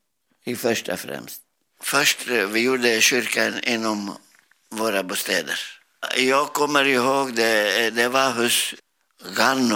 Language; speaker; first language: Swedish; non-native, learner; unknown